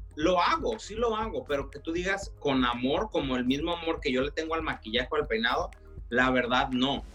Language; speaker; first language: Spanish; early bilingual, heritage; Spanish